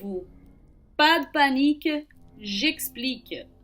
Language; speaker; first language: French; non-native, fluent; Portuguese